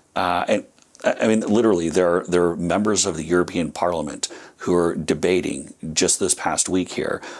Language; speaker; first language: English; native; English